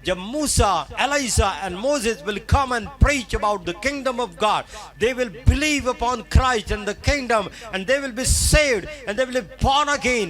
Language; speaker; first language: English; non-native, local second language; Hindi